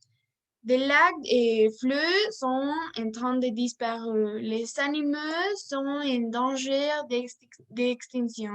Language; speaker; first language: French; non-native, learner; Spanish